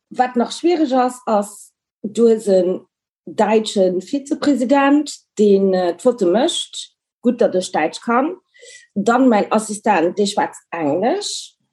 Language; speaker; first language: Luxembourgish; early bilingual, other home language; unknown